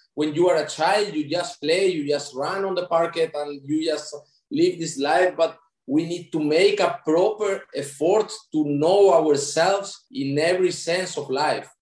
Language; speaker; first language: English; non-native, fluent; Spanish